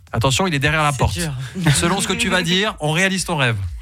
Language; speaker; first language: French; native; French